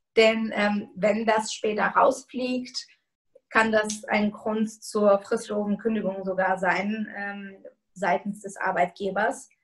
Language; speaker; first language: German; non-native, fluent; Bulgarian